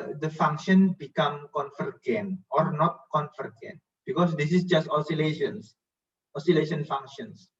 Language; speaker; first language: English; non-native, fluent; Indonesian